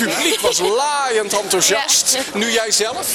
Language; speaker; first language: Dutch; native; Dutch